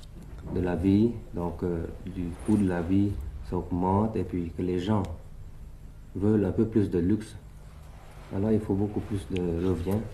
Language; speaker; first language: French; early bilingual, other home language; Thai